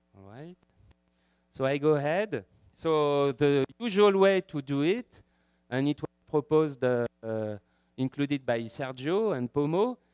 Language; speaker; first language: English; non-native, fluent; French